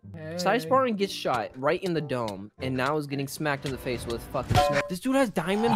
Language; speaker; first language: English; native; English